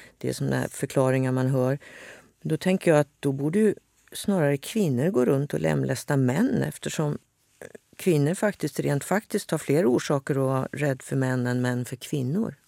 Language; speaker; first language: Swedish; native; Swedish